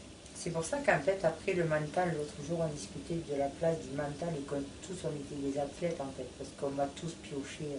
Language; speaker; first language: French; native; French